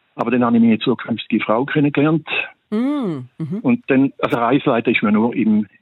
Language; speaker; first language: German; native; German